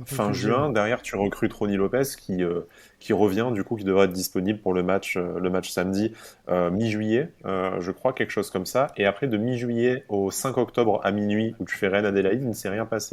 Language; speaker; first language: French; native; French